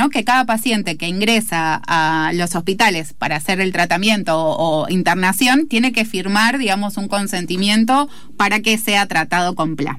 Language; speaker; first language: Spanish; native; Spanish